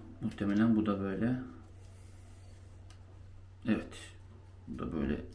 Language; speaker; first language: Turkish; native; Turkish